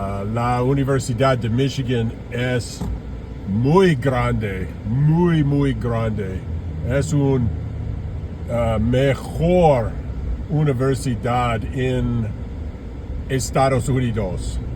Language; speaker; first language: Spanish; non-native, learner; English